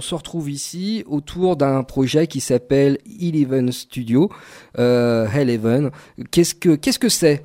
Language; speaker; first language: French; native; French